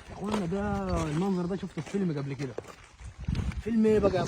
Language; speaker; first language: Arabic; native; Arabic